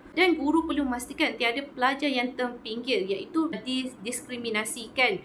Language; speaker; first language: Malay; native; Malay